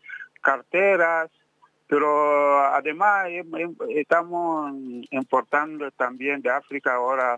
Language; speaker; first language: Spanish; non-native, fluent; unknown